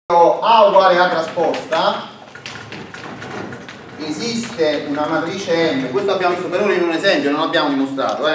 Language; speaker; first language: Italian; native; Italian